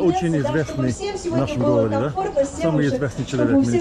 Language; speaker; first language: Russian; non-native, learner; English